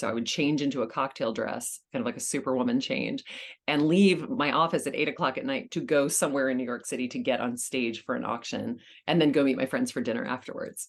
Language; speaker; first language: English; native; English